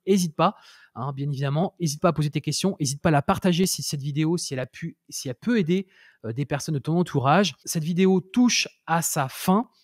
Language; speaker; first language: French; native; French